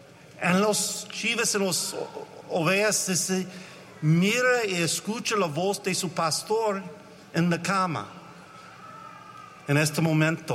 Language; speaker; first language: Spanish; non-native, learner; English